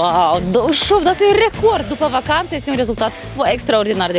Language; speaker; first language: Romanian; native; Romanian